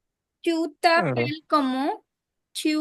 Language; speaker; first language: French; non-native, fluent; Punjabi